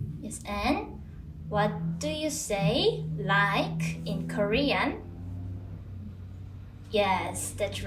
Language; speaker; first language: English; non-native, fluent; Korean